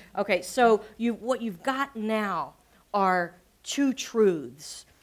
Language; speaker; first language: English; native; English